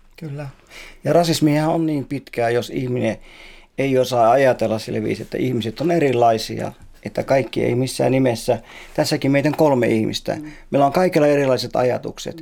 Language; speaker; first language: Finnish; native; Finnish